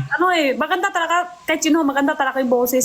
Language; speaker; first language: Filipino; non-native, learner; Chinese